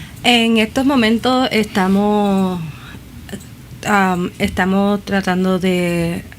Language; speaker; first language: Spanish; early bilingual, other home language; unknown